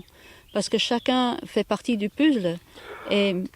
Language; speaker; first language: French; non-native, fluent; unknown